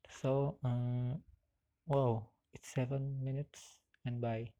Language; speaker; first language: English; non-native, learner; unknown